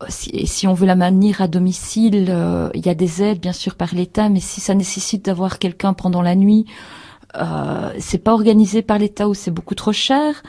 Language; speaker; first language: French; native; French